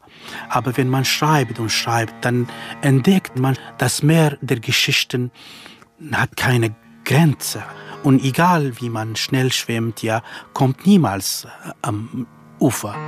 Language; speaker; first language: German; non-native, fluent; Kurdish